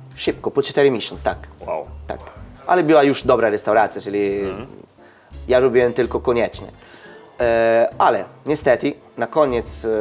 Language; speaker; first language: Polish; non-native, learner; Italian